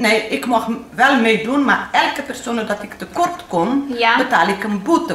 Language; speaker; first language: Dutch; non-native, learner; Portuguese